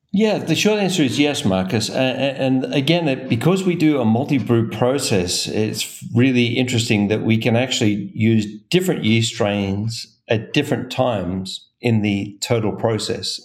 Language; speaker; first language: English; native; English